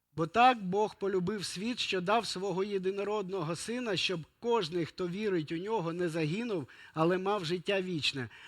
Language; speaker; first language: Ukrainian; non-native, local second language; Russian